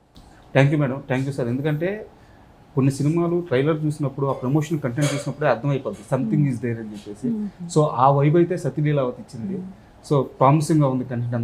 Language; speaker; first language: Telugu; native; Telugu